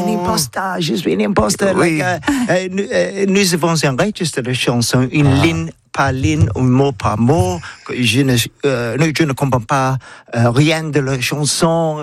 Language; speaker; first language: French; non-native, learner; English